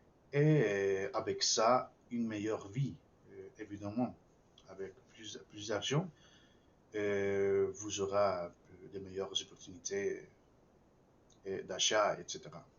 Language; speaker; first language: French; non-native, fluent; Spanish